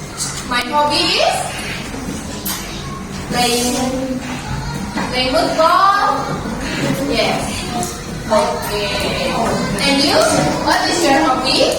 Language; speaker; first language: English; non-native, learner; Indonesian